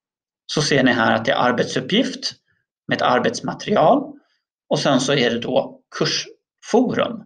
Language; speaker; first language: Swedish; native; Swedish